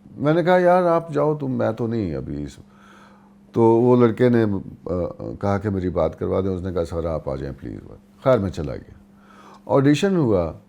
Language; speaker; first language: Urdu; non-native, local second language; Punjabi